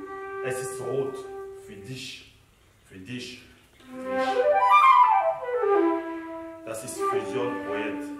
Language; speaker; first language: German; non-native, learner; French